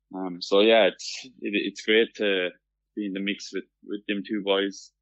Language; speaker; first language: English; native; English